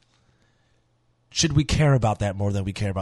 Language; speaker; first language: English; native; English